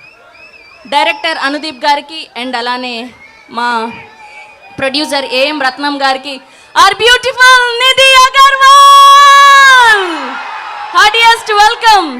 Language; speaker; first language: Telugu; native; Telugu